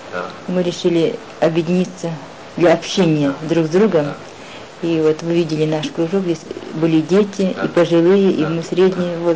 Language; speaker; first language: Russian; non-native, local second language; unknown